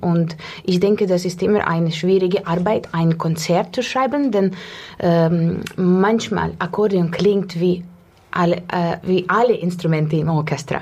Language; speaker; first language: German; non-native, fluent; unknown